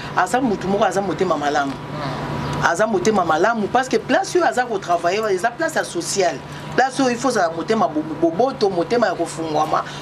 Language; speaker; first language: Lingala; native; Lingala